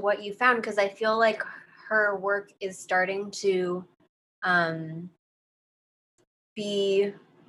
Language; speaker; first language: English; native; English